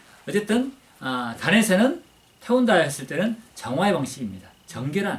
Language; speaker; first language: Korean; native; Korean